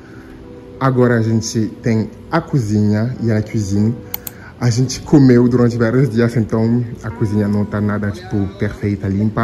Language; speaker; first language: Portuguese; non-native, fluent; French